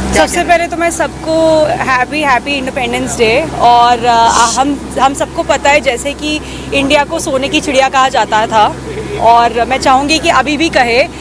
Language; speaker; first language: Hindi; native; Hindi